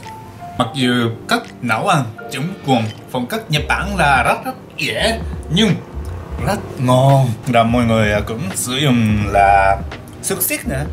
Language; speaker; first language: Vietnamese; non-native, learner; Japanese